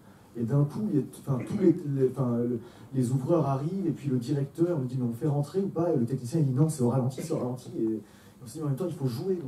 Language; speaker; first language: French; native; French